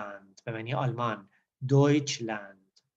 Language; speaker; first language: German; non-native, learner; Persian